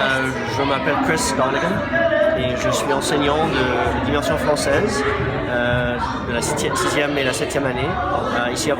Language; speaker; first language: French; non-native, local second language; English